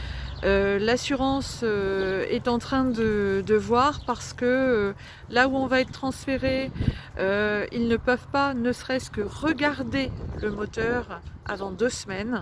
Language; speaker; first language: French; native; French